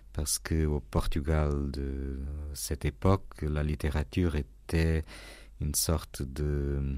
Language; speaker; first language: French; non-native, fluent; Portuguese